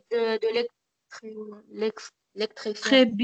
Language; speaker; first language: French; non-native, learner; Arabic